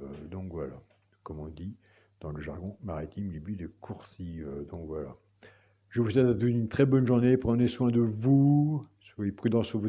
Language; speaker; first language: French; native; French